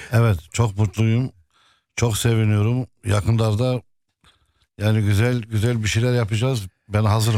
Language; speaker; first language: Turkish; non-native, local second language; Arabic